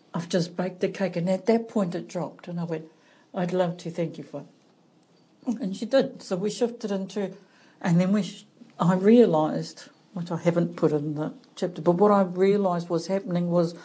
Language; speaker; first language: English; native; English